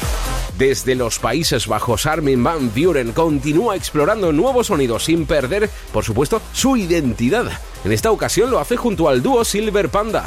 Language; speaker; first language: Spanish; native; Spanish